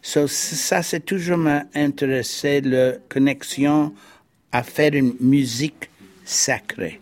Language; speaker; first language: French; non-native, fluent; English